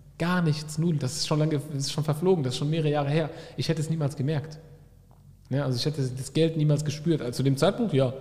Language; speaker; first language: German; early bilingual, other home language; Arabic